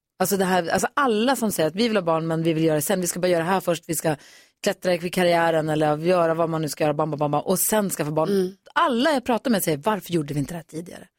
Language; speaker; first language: Swedish; native; Swedish